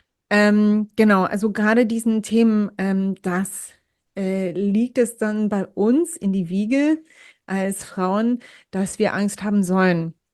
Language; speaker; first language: German; non-native, fluent; English